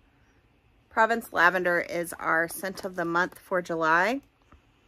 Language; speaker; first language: English; native; English